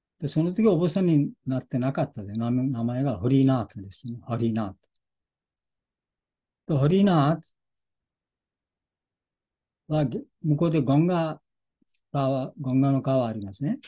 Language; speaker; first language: Japanese; non-native, fluent; Bangla